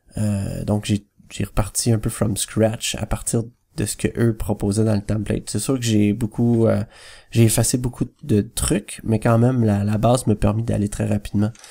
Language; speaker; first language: French; native; French